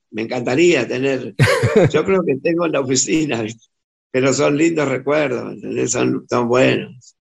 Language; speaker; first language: Spanish; native; Spanish